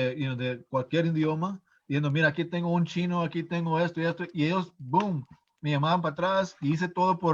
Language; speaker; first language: Spanish; non-native, fluent; English